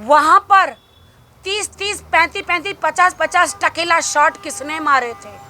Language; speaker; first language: Hindi; native; Hindi